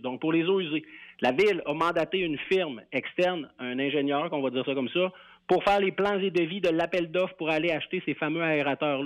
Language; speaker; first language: French; native; French